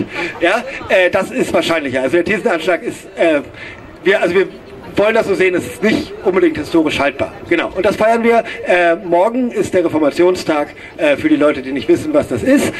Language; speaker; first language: German; native; German